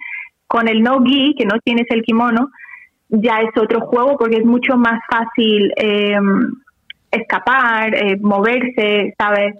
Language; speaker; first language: Spanish; non-native, fluent; Portuguese